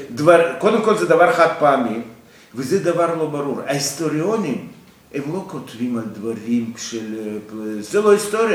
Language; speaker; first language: Hebrew; non-native, fluent; Russian